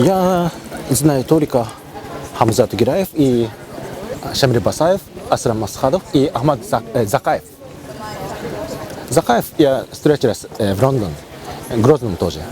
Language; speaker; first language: Russian; non-native, learner; Japanese